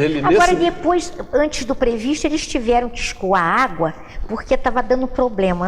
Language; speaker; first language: Portuguese; native; Portuguese